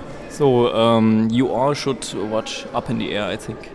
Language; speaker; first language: English; non-native, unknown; German